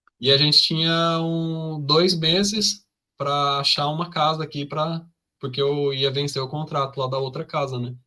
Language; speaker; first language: Portuguese; native; Portuguese